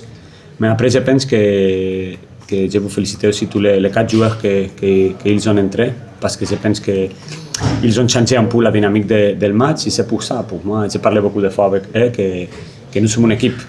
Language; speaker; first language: French; non-native, fluent; Spanish